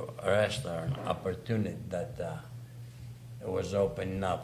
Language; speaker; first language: English; non-native, fluent; Greek